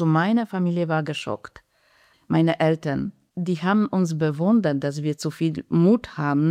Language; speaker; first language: German; non-native, fluent; Polish